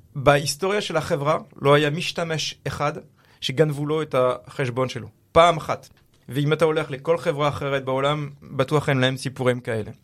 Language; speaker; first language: Hebrew; non-native, fluent; French